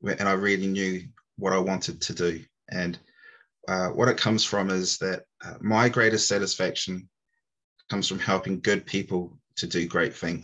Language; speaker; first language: English; native; English